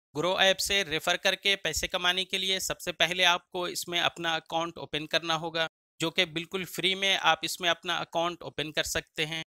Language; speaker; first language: Hindi; native; Hindi